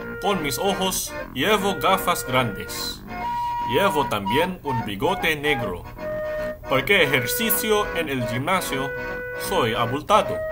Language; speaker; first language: Spanish; non-native, learner; English